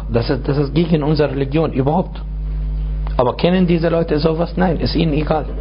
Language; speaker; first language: German; non-native, fluent; Arabic